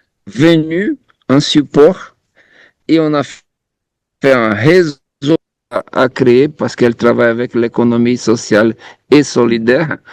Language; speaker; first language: French; non-native, fluent; Portuguese